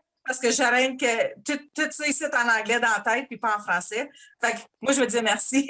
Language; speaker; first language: French; native; French